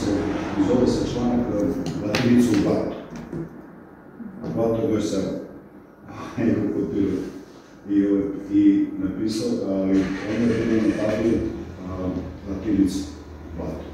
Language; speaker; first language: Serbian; early bilingual, heritage; Serbian